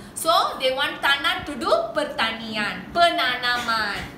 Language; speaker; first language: English; non-native, local second language; Tamil